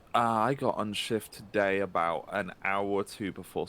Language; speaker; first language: English; native; English